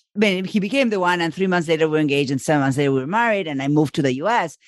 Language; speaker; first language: English; non-native, fluent; Spanish